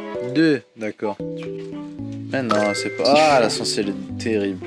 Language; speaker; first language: French; native; French